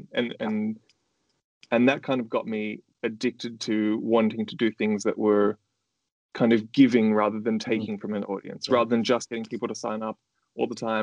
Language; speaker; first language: English; native; English